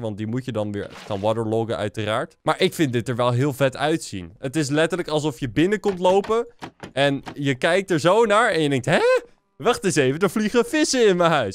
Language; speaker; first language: Dutch; native; Dutch